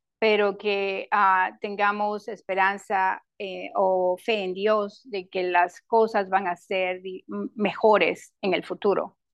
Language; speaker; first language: Spanish; non-native, local second language; English